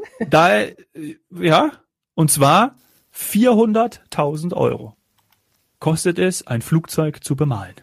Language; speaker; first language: German; native; German